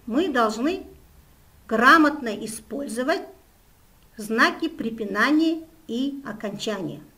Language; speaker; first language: Russian; non-native, local second language; Kazakh